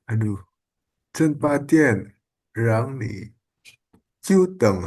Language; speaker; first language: Chinese; non-native, learner; Indonesian